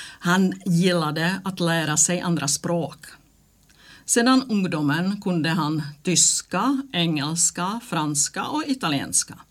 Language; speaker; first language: Swedish; non-native, fluent; Czech